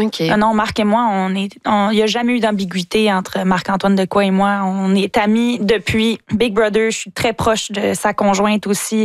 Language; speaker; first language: French; native; French